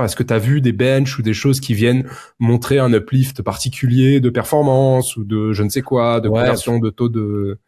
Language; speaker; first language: French; native; French